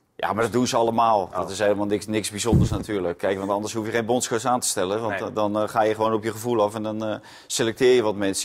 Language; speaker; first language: Dutch; native; Dutch